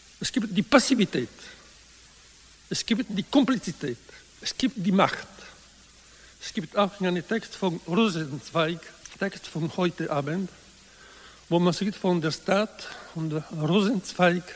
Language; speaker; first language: German; non-native, learner; Italian